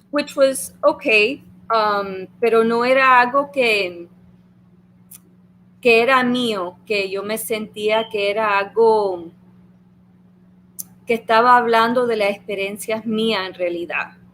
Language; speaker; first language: Spanish; early bilingual, heritage; Spanish